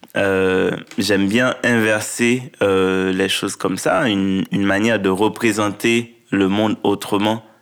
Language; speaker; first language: French; non-native, local second language; Haitian Creole